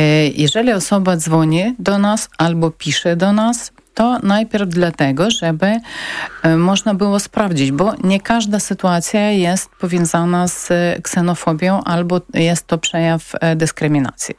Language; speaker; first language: Polish; non-native, local second language; Ukrainian